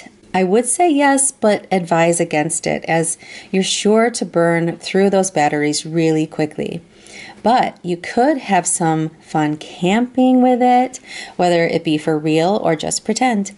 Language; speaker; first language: English; native; English